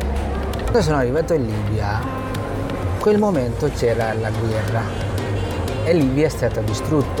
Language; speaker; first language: Italian; non-native, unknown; Bangla